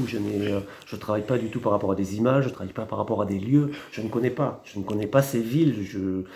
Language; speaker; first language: French; native; French